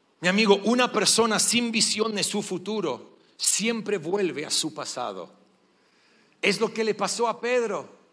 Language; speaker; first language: Spanish; non-native, fluent; English